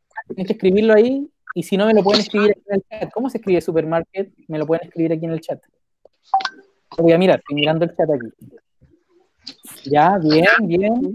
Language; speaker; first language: Spanish; native; Spanish